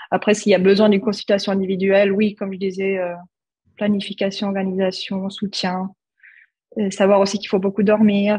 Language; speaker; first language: French; non-native, fluent; German